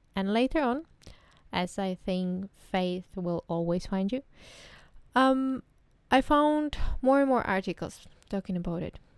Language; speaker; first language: English; non-native, fluent; Czech